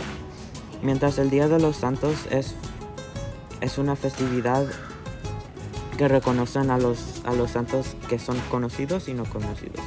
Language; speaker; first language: Spanish; non-native, learner; English